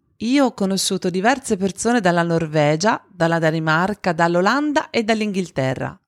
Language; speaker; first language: Italian; native; Italian